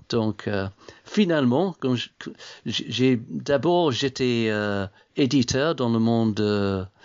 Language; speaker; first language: French; non-native, fluent; English